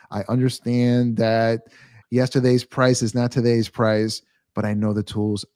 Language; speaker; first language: English; native; English